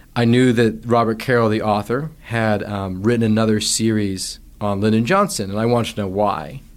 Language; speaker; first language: English; native; English